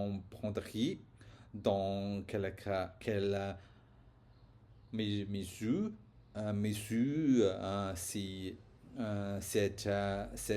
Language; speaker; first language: French; non-native, learner; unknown